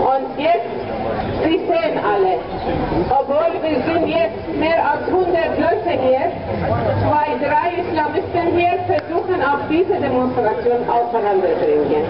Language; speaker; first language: German; non-native, fluent; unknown